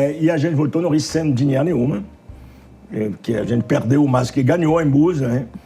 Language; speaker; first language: Portuguese; non-native, fluent; French